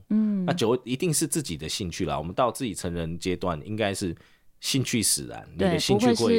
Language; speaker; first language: Chinese; early bilingual, heritage; Chinese